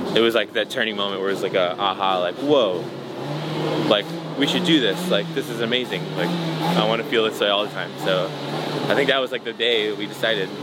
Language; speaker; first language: English; native; English